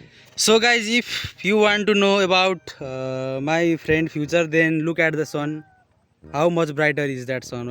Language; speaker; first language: English; non-native, learner; Nepali